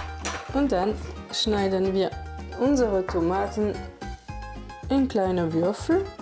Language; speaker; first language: German; non-native, fluent; French